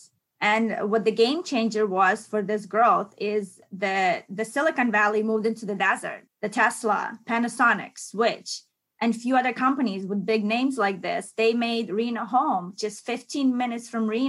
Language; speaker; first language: English; non-native, fluent; Ukrainian